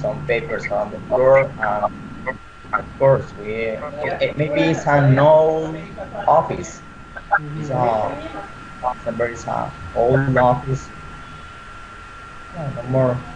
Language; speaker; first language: English; non-native, learner; Spanish